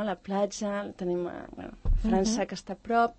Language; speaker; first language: Catalan; non-native, local second language; French